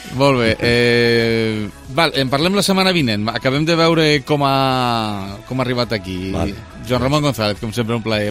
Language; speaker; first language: Catalan; native; Catalan